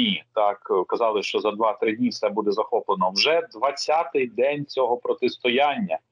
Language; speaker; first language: Ukrainian; native; Ukrainian